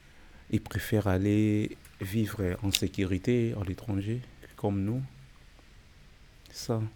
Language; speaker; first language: French; non-native, learner; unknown